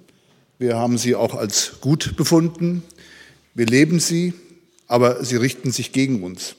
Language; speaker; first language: German; native; German